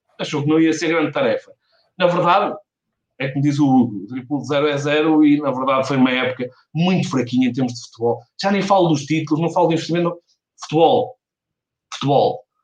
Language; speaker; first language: Portuguese; native; Portuguese